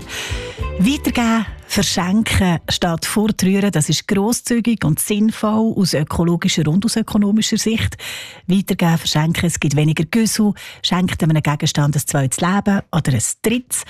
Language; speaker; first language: German; native; German